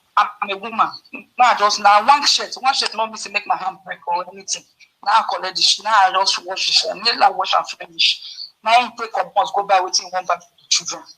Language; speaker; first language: Nigerian Pidgin; non-native, local second language; Yoruba